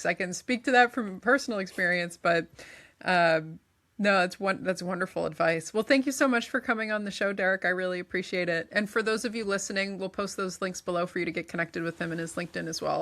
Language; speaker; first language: English; native; English